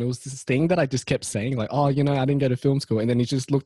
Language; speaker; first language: English; native; English